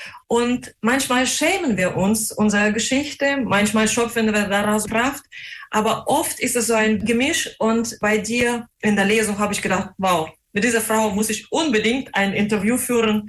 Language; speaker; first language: German; non-native, fluent; Russian